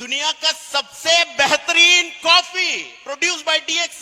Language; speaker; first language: Hindi; non-native, fluent; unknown